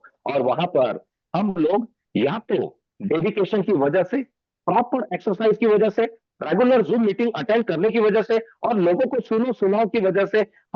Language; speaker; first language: Hindi; native; Hindi